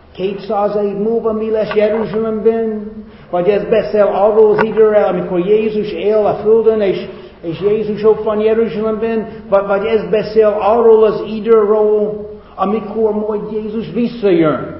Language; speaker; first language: Hungarian; non-native, fluent; English